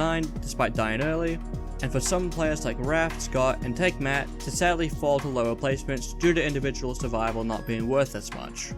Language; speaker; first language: English; native; English